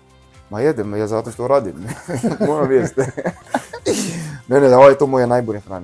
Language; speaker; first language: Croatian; non-native, learner; Arabic